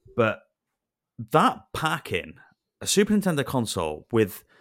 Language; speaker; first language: English; native; English